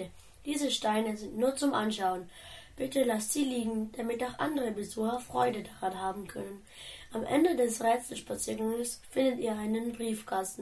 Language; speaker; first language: German; native; German